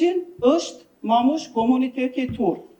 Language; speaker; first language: Albanian; non-native, local second language; Turkish